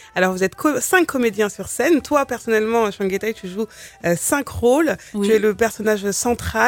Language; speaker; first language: French; native; French